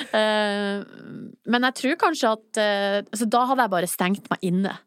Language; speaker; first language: Norwegian; native; Norwegian